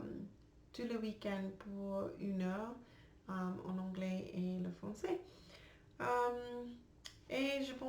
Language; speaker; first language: French; non-native, learner; English